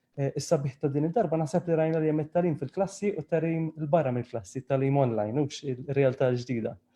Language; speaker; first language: Maltese; native; Maltese